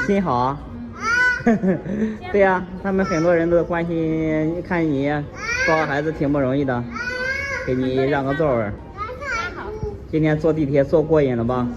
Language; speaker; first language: Chinese; native; Chinese